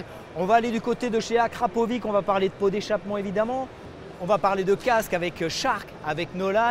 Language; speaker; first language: French; native; French